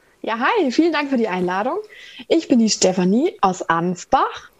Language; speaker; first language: German; native; German